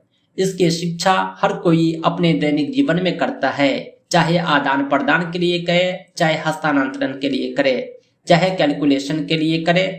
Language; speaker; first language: Hindi; native; Hindi